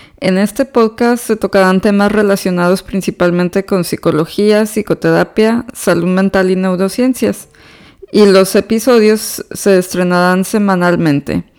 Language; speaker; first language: Spanish; native; Spanish